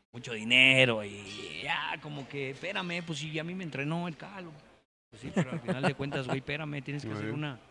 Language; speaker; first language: Spanish; native; Spanish